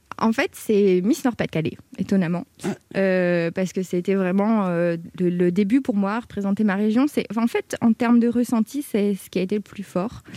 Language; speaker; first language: French; native; French